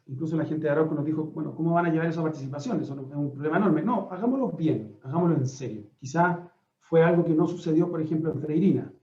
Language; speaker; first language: Spanish; native; Spanish